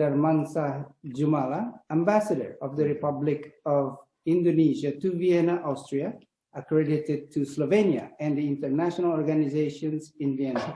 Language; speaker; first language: English; non-native, fluent; Indonesian